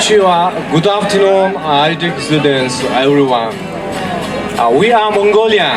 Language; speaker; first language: English; non-native, learner; Mongolian